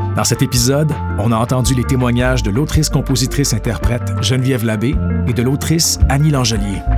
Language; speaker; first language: French; native; French